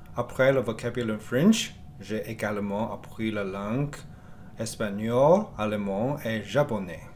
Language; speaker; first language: French; non-native, learner; Chinese